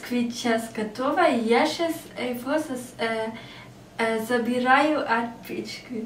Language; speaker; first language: Russian; early bilingual, heritage; German